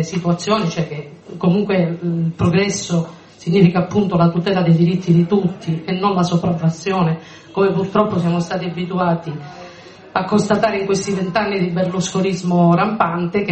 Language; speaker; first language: Italian; native; Italian